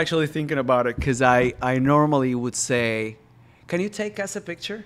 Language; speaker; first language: English; non-native, fluent; Spanish